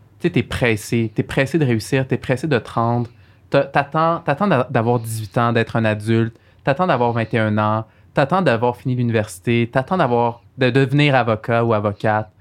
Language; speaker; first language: French; early bilingual, other home language; Arabic